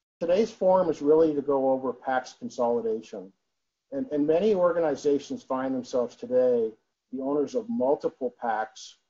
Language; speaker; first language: English; native; English